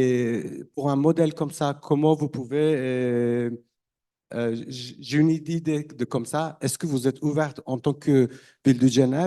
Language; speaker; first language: French; non-native, learner; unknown